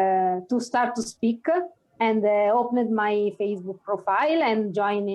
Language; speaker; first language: English; non-native, learner; Italian